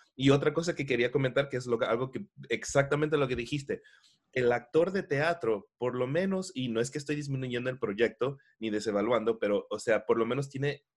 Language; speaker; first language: Spanish; early bilingual, heritage; Spanish